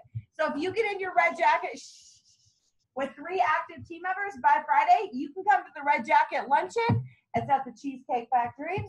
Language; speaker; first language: English; native; English